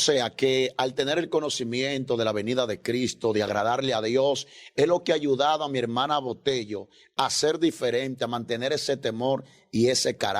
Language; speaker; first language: Spanish; native; Spanish